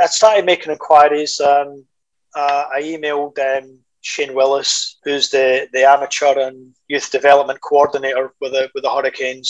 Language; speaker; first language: English; native; English